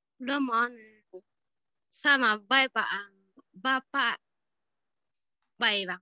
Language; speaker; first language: Finnish; non-native, learner; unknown